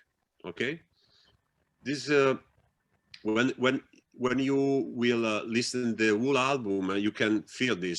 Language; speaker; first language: English; non-native, fluent; Italian